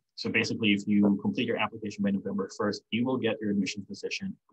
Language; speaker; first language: English; non-native, local second language; Filipino